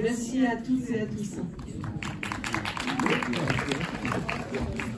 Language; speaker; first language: French; native; French